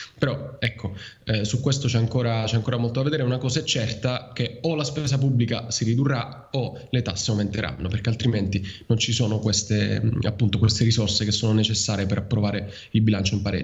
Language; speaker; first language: Italian; native; Italian